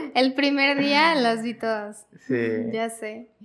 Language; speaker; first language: Spanish; native; Spanish